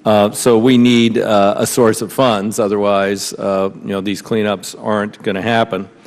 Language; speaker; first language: English; native; English